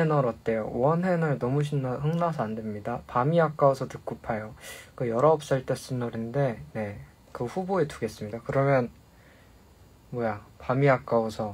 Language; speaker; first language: Korean; native; Korean